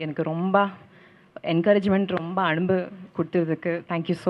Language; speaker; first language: Tamil; non-native, fluent; Kannada